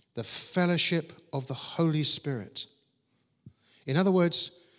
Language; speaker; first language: English; native; English